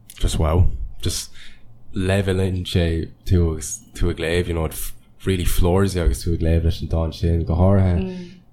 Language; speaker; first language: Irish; non-native, local second language; English